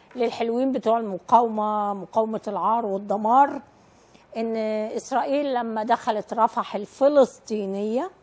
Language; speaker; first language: Arabic; native; Arabic